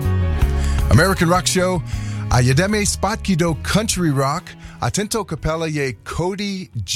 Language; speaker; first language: Czech; non-native, learner; English